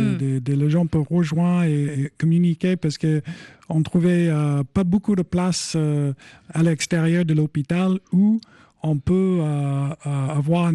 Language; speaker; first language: French; non-native, fluent; English